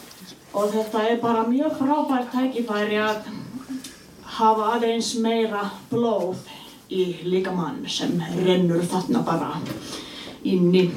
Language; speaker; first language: Icelandic; non-native, learner; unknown